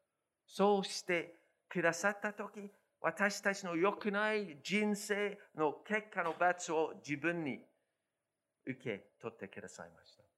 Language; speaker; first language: Japanese; non-native, fluent; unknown